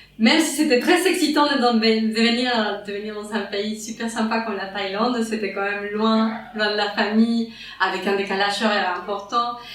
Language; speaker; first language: French; non-native, fluent; Spanish